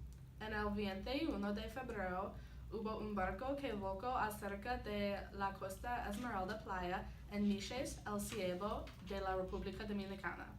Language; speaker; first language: Spanish; non-native, learner; English